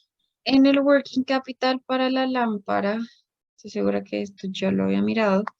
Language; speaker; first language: Spanish; native; Spanish